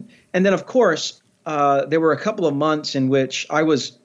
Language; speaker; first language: English; native; English